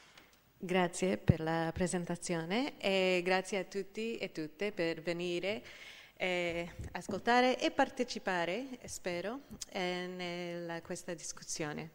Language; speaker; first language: Italian; non-native, fluent; English